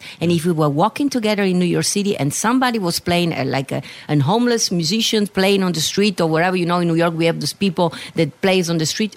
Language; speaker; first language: English; non-native, fluent; Italian